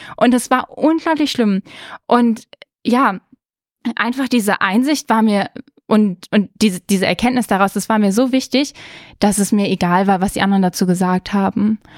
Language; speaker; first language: German; native; German